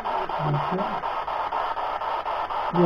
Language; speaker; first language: French; native; French